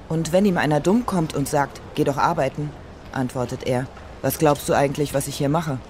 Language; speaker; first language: German; native; German